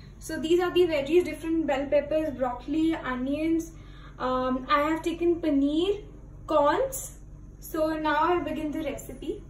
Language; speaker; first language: English; non-native, local second language; Hindi